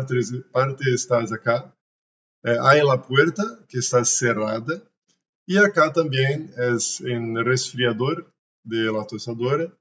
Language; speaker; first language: Spanish; non-native, learner; Portuguese